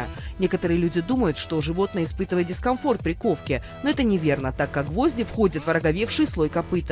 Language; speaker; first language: Russian; native; Russian